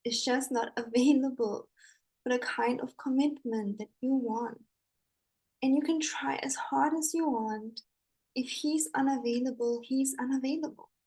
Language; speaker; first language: English; non-native, fluent; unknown